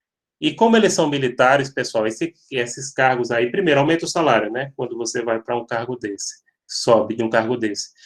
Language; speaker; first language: Portuguese; native; Portuguese